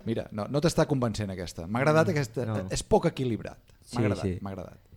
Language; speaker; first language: Catalan; native; Catalan